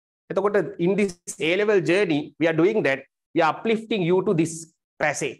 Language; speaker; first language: English; non-native, local second language; Sinhala